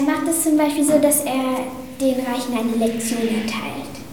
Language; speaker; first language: German; early bilingual, heritage; English